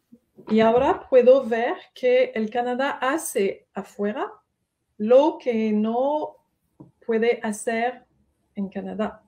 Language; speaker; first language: Spanish; non-native, fluent; French